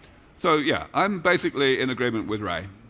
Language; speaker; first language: English; native; English